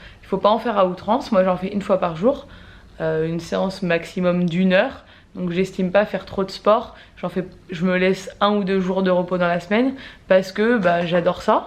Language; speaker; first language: French; native; French